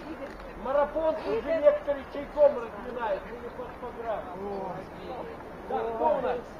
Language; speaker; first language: Russian; native; Russian